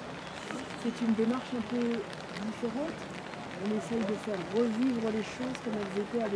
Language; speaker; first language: French; native; French